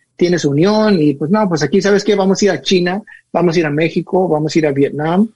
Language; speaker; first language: Spanish; early bilingual, heritage; Spanish